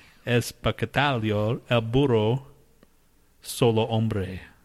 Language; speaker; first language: Spanish; non-native, learner; English